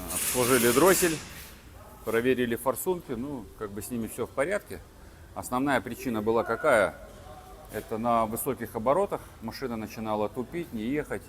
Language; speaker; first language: Russian; native; Russian